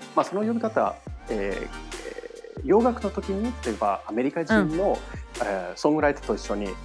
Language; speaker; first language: Japanese; non-native, fluent; English